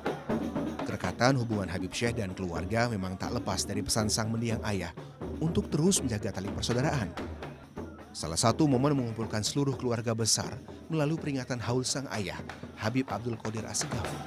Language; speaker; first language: Indonesian; native; Indonesian